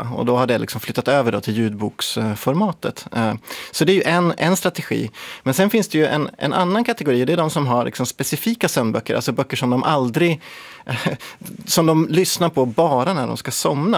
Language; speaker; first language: Swedish; native; Swedish